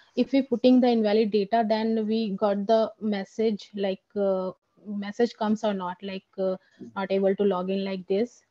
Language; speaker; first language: English; non-native, local second language; Hindi